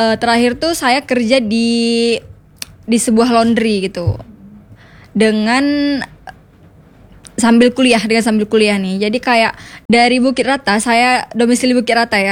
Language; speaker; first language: Indonesian; native; Indonesian